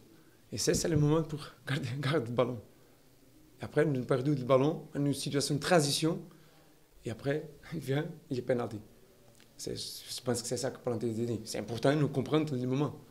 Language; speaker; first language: French; non-native, learner; Portuguese